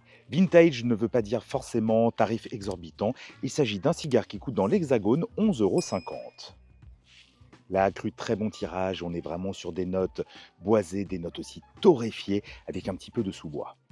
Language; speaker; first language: French; native; French